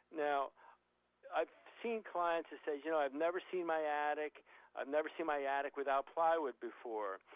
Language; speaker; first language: English; native; English